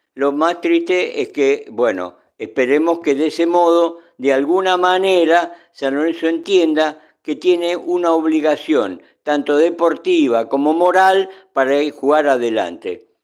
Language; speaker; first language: Spanish; native; Spanish